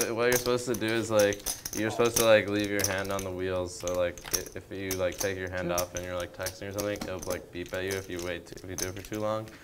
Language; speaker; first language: English; native; English